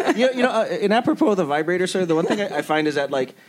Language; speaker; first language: English; early bilingual, other home language; Spanish